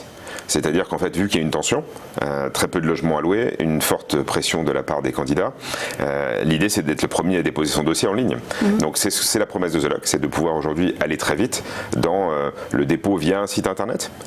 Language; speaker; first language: French; native; French